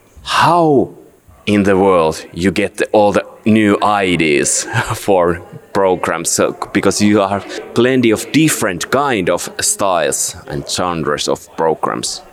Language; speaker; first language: English; non-native, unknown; Finnish